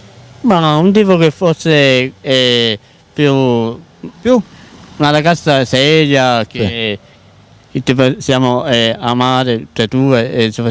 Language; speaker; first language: Italian; non-native, local second language; Sicilian